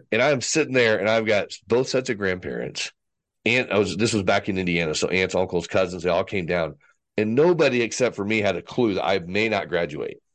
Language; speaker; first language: English; native; English